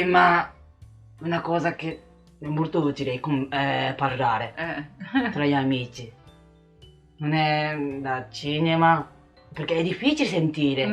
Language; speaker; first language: Italian; non-native, learner; Japanese